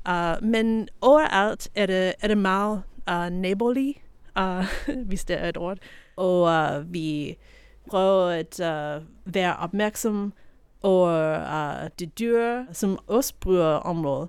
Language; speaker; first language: Danish; non-native, fluent; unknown